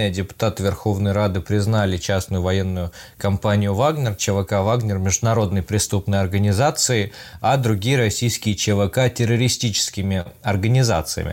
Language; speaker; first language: Russian; native; Russian